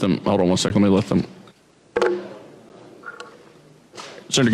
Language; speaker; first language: English; native; English